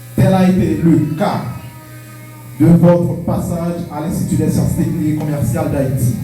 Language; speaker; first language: French; non-native, local second language; Haitian Creole